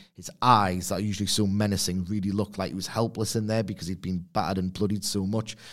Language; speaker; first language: English; native; English